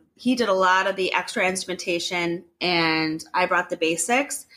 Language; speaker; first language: English; native; English